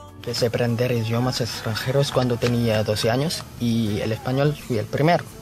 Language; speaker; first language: Spanish; non-native, learner; Filipino